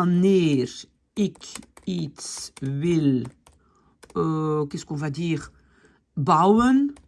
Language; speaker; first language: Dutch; non-native, fluent; French